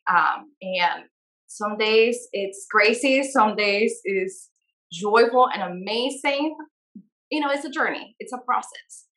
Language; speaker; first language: English; non-native, fluent; Spanish